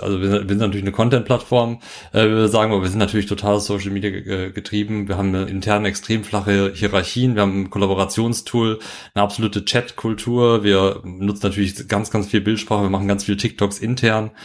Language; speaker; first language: German; native; German